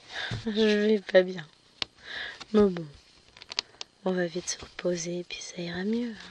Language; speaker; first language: French; native; French